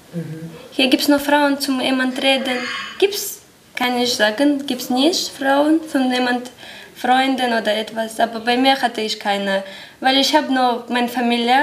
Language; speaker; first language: German; non-native, learner; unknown